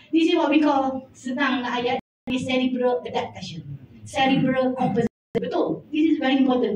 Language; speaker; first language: English; non-native, local second language; Malay